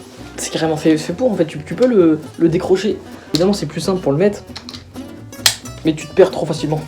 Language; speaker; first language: French; native; French